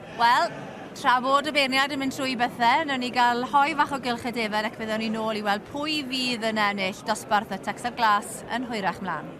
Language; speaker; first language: Welsh; native; Welsh